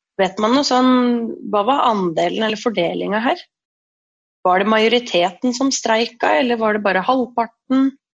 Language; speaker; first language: Norwegian; native; Norwegian